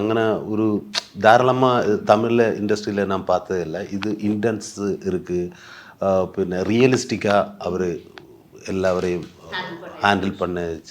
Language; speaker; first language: Tamil; non-native, learner; Malayalam